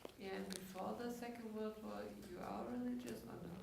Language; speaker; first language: English; non-native, learner; German